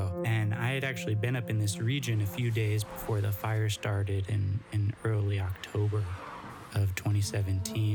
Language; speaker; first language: English; native; English